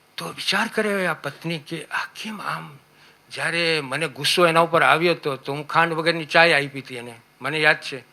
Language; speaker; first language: Gujarati; early bilingual, heritage; Gujarati